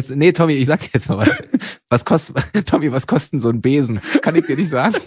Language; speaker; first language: German; native; German